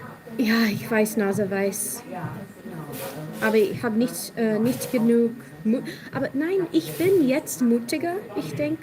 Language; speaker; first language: German; non-native, learner; English